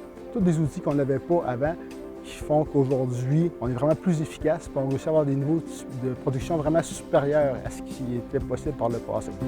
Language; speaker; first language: French; native; French